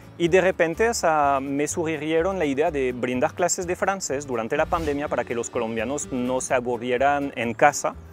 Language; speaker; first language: Spanish; non-native, fluent; French